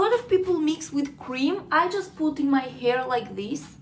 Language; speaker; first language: English; non-native, fluent; Spanish